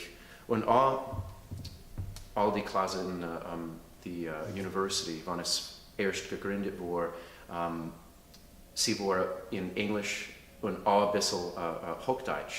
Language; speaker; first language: German; early bilingual, heritage; English